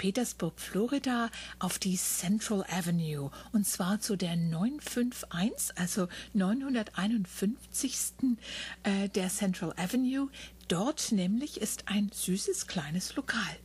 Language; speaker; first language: German; native; German